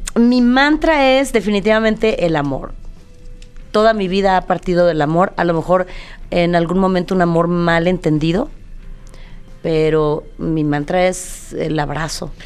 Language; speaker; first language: Spanish; native; Spanish